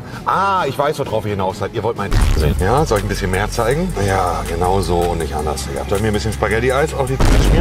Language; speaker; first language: German; native; German